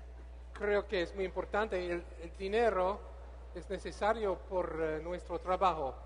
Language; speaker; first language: Spanish; non-native, learner; English